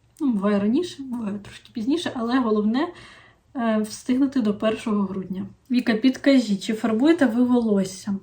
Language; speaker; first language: Ukrainian; non-native, local second language; Russian